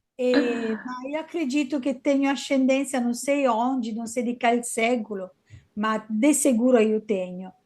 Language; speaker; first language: Portuguese; non-native, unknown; Italian